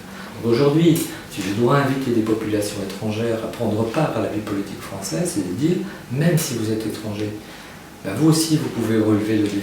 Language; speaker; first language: French; early bilingual, other home language; Portuguese